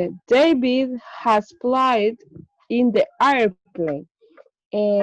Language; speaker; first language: English; non-native, learner; Spanish